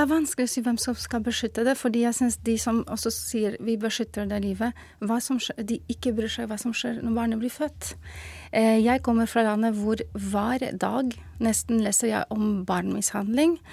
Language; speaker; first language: Norwegian; non-native, fluent; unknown